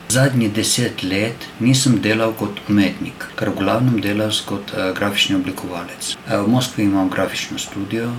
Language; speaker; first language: Slovenian; non-native, learner; Armenian